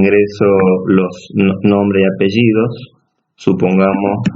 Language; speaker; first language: Spanish; native; Spanish